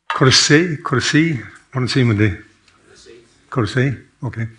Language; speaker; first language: Danish; non-native, fluent; English